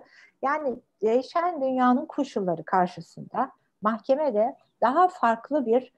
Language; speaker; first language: Turkish; native; Turkish